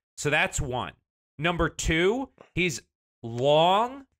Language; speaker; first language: English; native; English